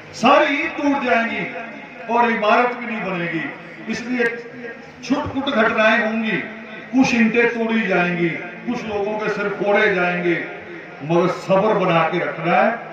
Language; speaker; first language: Hindi; non-native, local second language; Punjabi